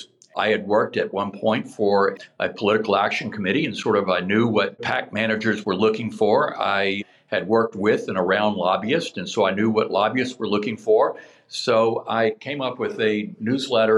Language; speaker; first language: English; native; English